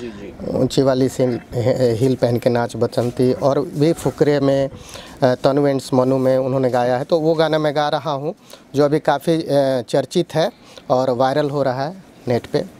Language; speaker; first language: Hindi; native; Hindi